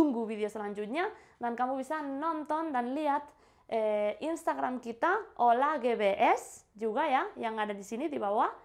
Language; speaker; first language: Indonesian; non-native, fluent; Spanish